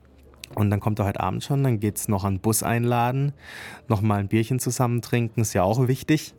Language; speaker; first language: German; native; German